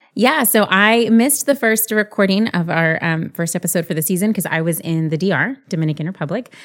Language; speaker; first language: English; early bilingual, other home language; Spanish